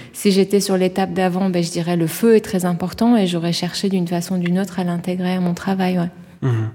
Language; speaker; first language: French; early bilingual, other home language; Persian